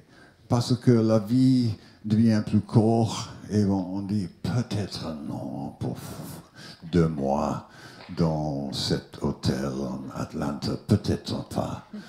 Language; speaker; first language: French; non-native, learner; English